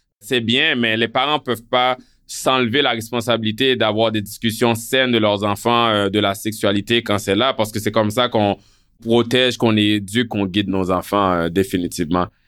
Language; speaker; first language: French; non-native, local second language; Haitian Creole